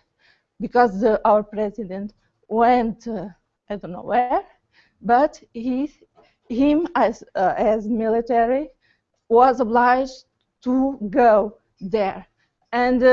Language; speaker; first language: English; non-native, learner; Portuguese